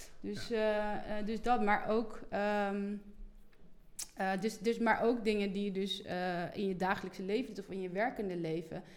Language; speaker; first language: Dutch; native; Dutch